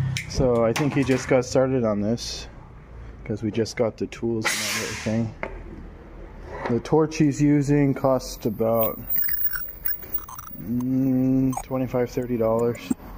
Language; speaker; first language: English; native; English